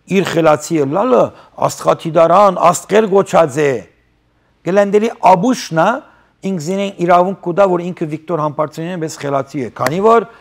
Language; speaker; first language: Armenian; early bilingual, heritage; Armenian